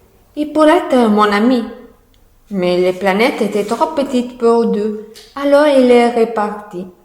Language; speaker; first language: French; non-native, learner; Italian